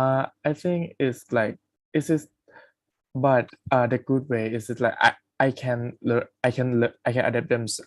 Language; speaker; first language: English; non-native, fluent; Thai